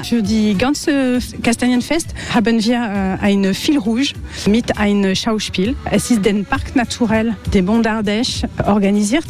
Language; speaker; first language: German; non-native, learner; French